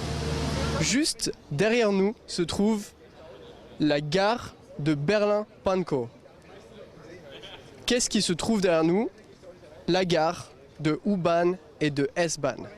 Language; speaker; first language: French; native; French